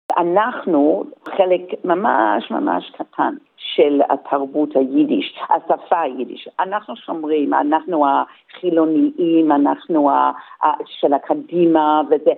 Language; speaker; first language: Hebrew; non-native, fluent; Yiddish